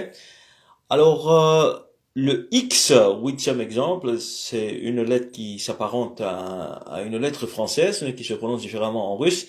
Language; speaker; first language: French; native; French